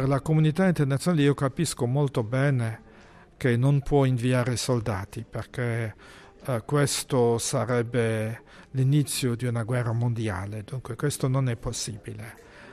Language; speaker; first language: Italian; non-native, fluent; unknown